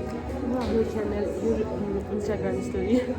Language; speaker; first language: English; non-native, learner; Tibetan